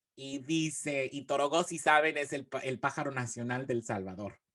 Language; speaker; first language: Spanish; early bilingual, heritage; Spanish